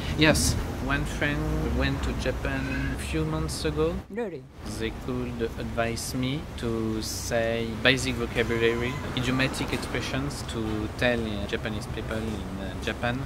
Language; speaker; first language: English; non-native, learner; French